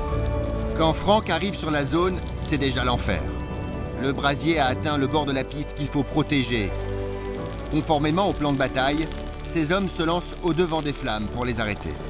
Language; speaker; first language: French; native; French